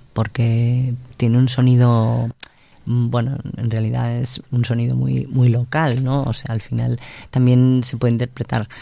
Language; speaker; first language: Spanish; native; Spanish